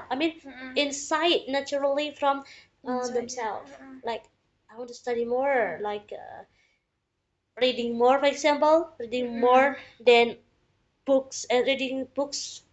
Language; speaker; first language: English; non-native, learner; Indonesian